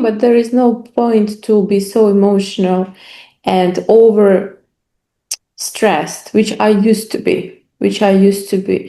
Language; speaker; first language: English; non-native, fluent; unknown